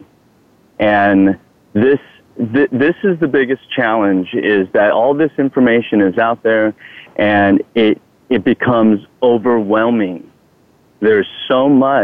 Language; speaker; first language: English; non-native, fluent; Thai